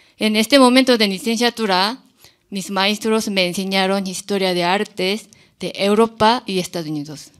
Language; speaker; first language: Spanish; non-native, learner; Korean